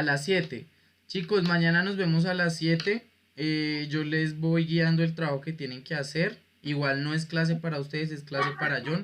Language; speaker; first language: Spanish; native; Spanish